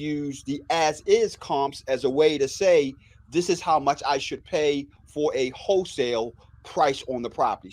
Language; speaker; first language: English; native; English